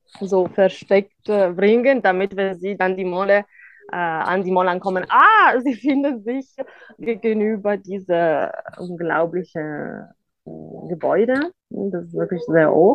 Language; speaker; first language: German; non-native, fluent; Italian